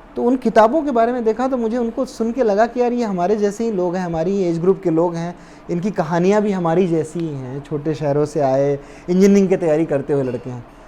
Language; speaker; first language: Hindi; native; Hindi